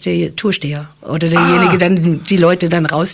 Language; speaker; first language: German; non-native, fluent; English